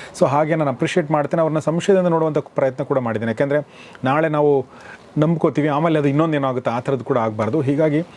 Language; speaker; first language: Kannada; native; Kannada